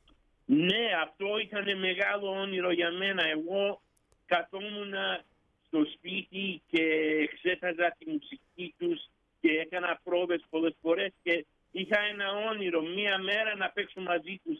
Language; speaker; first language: Greek; early bilingual, heritage; Greek